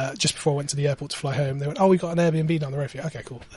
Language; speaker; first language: English; native; English